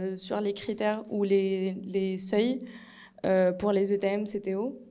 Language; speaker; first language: French; non-native, local second language; Arabic